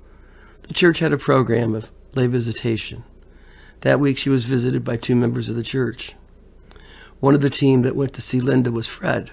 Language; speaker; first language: English; native; English